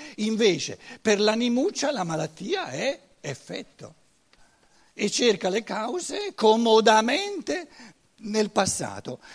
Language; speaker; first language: Italian; non-native, fluent; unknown